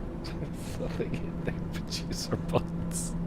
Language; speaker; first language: English; native; English